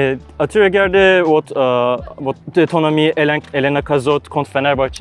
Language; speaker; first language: French; non-native, learner; Turkish